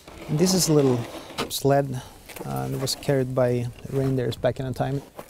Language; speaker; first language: English; non-native, fluent; Swedish